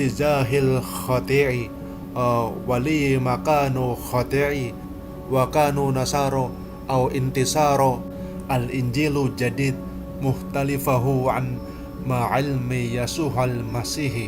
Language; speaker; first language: Arabic; non-native, learner; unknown